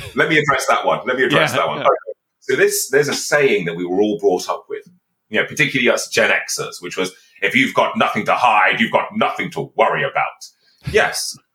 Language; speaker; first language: English; native; English